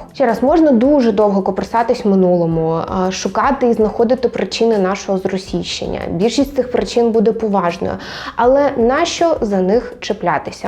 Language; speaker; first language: Ukrainian; non-native, local second language; Russian